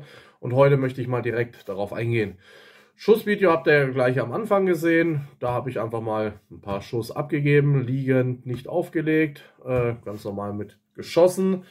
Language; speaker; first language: German; native; German